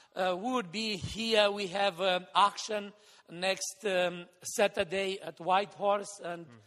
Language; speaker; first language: English; non-native, fluent; Romanian